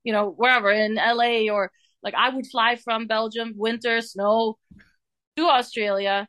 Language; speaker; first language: English; non-native, fluent; Dutch